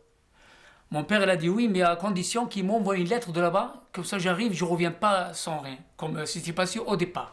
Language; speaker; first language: French; non-native, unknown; Riffian